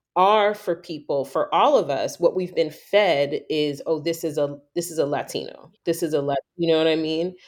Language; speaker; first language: English; native; English